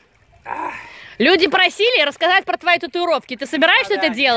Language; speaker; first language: Russian; native; Russian